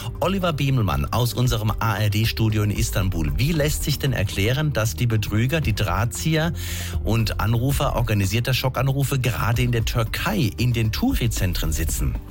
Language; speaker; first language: German; native; German